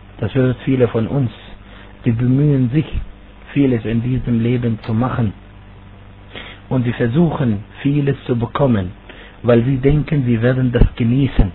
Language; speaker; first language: German; non-native, fluent; Arabic